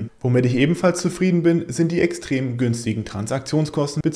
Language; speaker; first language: German; native; German